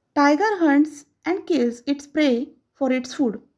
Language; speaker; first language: English; non-native, local second language; Marathi